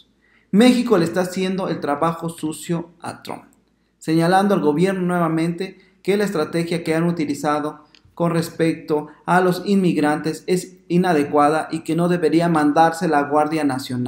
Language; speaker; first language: Spanish; native; Spanish